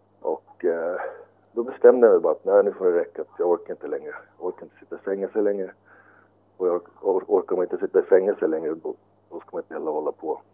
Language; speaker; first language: Swedish; early bilingual, other home language; Finnish